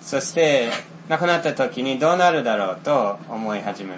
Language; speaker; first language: Japanese; non-native, fluent; Finnish